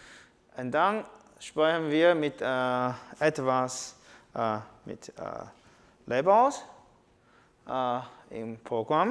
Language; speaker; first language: German; non-native, learner; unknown